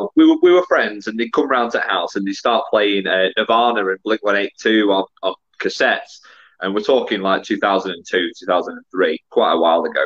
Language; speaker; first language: English; native; English